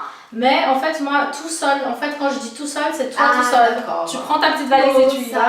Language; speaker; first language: French; non-native, fluent; Portuguese